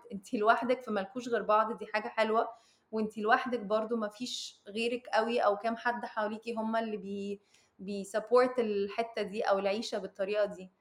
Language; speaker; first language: Arabic; early bilingual, heritage; Arabic